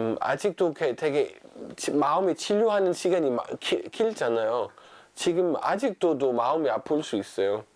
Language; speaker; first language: Korean; non-native, fluent; Danish